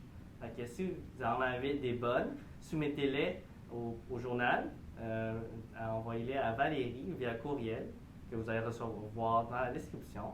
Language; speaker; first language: French; native; French